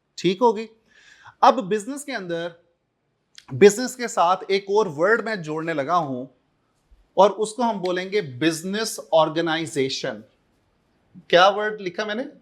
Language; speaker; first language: Urdu; non-native, local second language; Punjabi